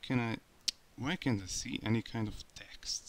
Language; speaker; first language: English; non-native, learner; Hungarian